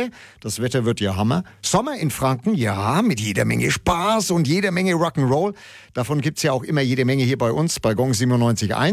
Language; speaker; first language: German; native; German